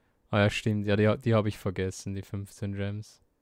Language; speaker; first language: German; native; German